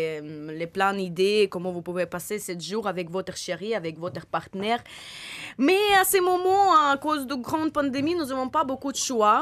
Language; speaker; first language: French; non-native, learner; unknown